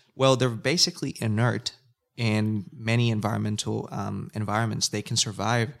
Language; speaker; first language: English; non-native, fluent; Spanish